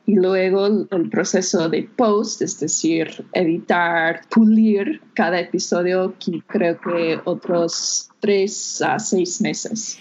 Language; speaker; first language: Spanish; non-native, fluent; English